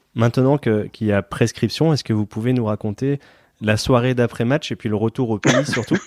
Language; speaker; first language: French; native; French